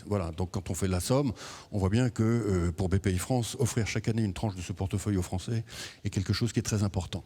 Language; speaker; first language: French; native; French